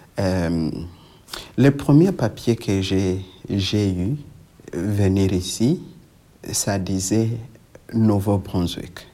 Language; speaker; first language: French; non-native, local second language; Swahili